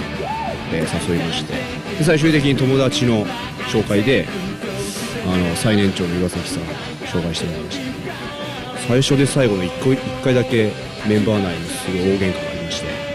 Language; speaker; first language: Japanese; native; Japanese